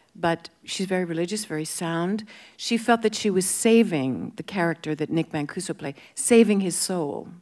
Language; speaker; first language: English; native; English